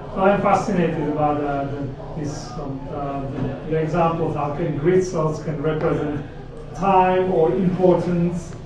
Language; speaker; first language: English; non-native, fluent; Czech